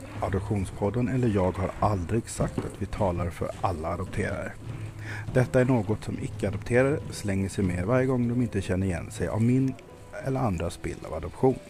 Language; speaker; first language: Swedish; native; Swedish